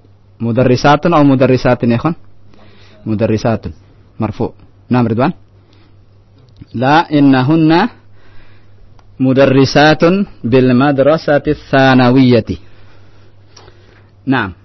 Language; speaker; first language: Arabic; non-native, fluent; Indonesian